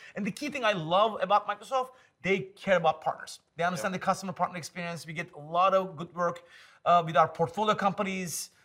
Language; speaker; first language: English; non-native, fluent; Turkish